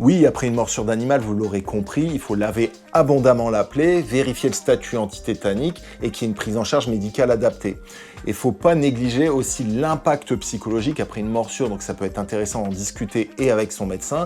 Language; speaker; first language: French; native; French